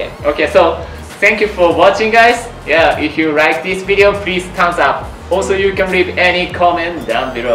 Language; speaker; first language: English; non-native, learner; Japanese